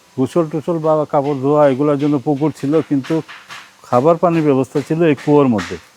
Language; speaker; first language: Bangla; native; Bangla